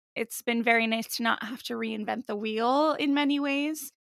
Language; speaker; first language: English; native; English